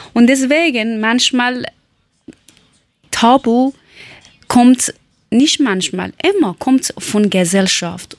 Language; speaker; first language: German; non-native, learner; Persian